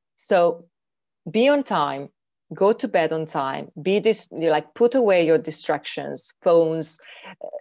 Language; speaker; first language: English; non-native, fluent; Hungarian